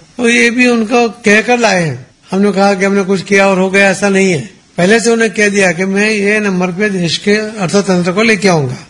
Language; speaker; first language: Hindi; non-native, local second language; Gujarati